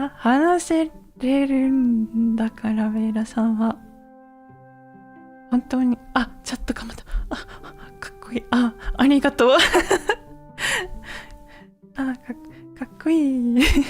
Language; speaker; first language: Japanese; non-native, learner; English